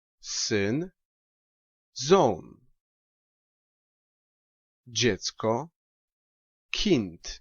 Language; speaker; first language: German; non-native, learner; Polish